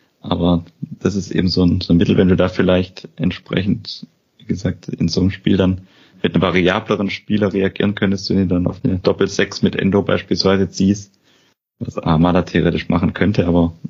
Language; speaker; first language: German; native; German